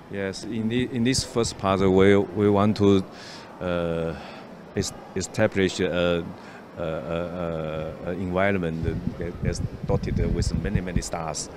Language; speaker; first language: English; non-native, learner; Chinese